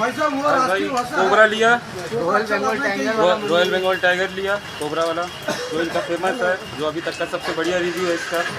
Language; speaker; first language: Hindi; non-native, local second language; Bangla